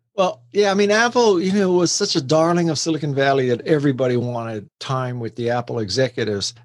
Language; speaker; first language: English; native; English